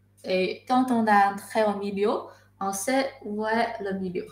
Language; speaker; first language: French; non-native, fluent; Chinese